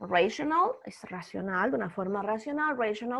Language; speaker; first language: Spanish; native; Spanish